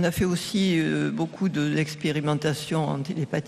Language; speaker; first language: French; native; French